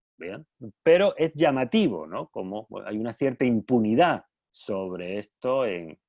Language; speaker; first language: Spanish; native; Spanish